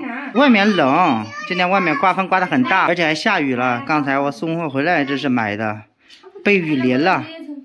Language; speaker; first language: Chinese; native; Chinese